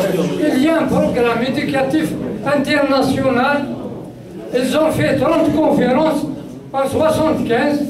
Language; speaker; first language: French; non-native, local second language; Kabyle